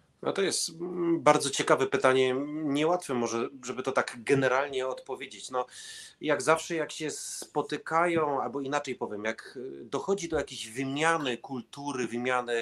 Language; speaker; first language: Polish; early bilingual, heritage; Polish